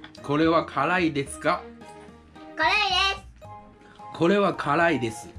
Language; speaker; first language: Japanese; non-native, fluent; Chinese